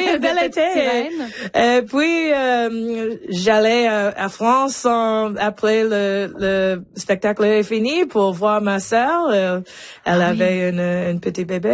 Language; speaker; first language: French; non-native, local second language; English